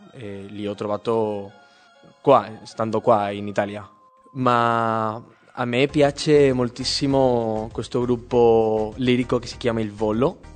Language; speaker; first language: Italian; non-native, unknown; Spanish